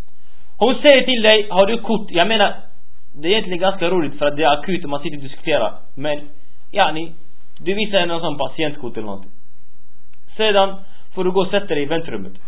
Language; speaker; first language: Swedish; early bilingual, other home language; Arabic